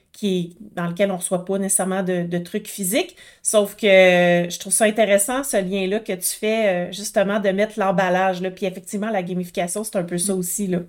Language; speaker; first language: French; native; French